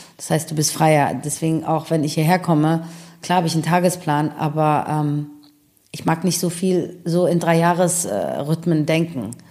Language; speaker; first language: German; early bilingual, other home language; Persian